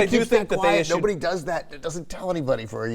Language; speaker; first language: English; native; English